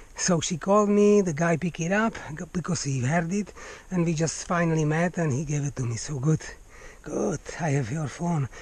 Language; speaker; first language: English; non-native, fluent; Czech